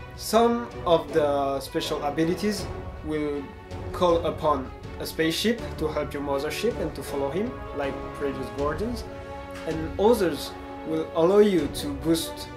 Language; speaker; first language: English; non-native, fluent; French